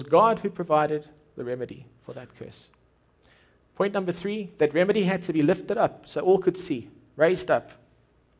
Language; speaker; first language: English; native; English